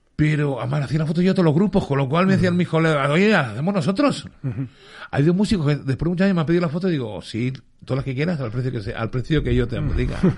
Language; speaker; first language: Spanish; early bilingual, other home language; English